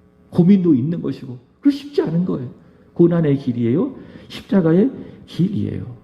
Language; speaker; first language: Korean; native; Korean